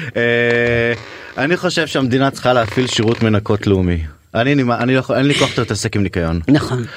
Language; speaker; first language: Hebrew; native; Hebrew